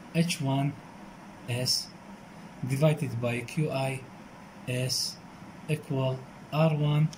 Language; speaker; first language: English; non-native, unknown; Arabic